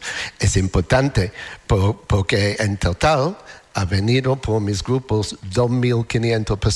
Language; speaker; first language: Spanish; non-native, learner; English